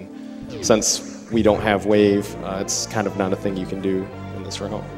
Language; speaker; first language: English; native; English